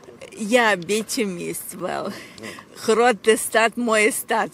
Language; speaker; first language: Dutch; non-native, learner; Russian